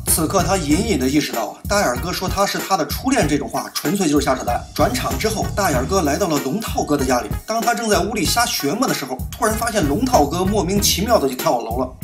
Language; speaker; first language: Chinese; native; Chinese